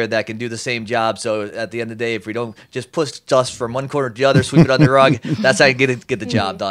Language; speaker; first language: English; native; English